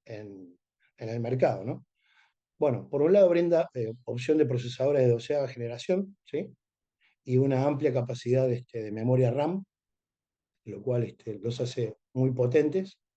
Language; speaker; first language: Spanish; native; Spanish